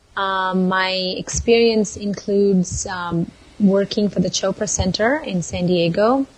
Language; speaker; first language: English; non-native, local second language; Kannada